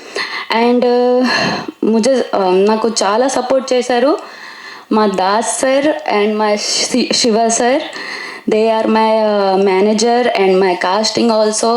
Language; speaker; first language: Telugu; non-native, local second language; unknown